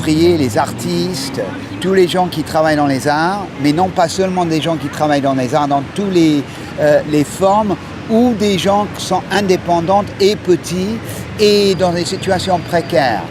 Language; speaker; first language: French; non-native, fluent; English